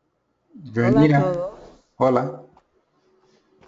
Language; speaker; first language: Spanish; non-native, learner; English